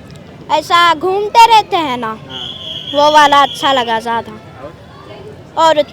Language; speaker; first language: Hindi; non-native, local second language; Telugu